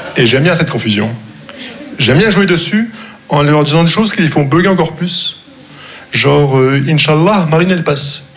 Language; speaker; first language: French; non-native, local second language; Arabic